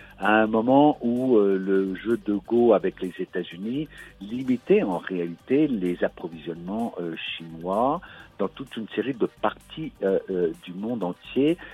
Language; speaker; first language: French; native; French